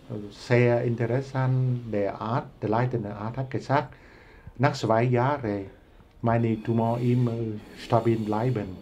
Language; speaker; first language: German; non-native, learner; Vietnamese